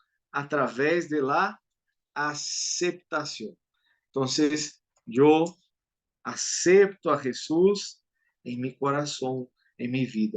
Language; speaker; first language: Portuguese; non-native, learner; Spanish